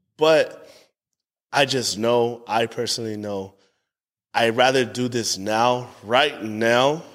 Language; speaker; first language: English; early bilingual, other home language; Spanish